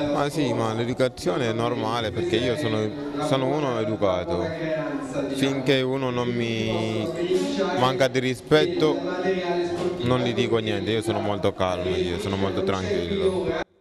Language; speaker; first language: Italian; non-native, fluent; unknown